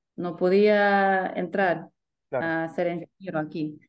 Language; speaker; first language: Spanish; early bilingual, heritage; Spanish